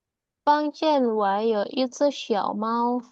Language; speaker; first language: Chinese; non-native, learner; Indonesian